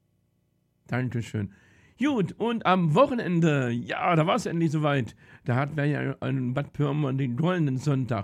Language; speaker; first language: German; native; German